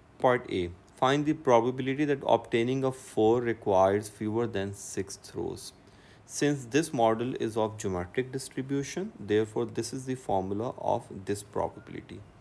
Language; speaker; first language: English; non-native, local second language; Urdu